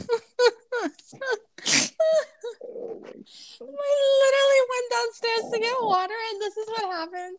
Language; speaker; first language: English; non-native, fluent; Spanish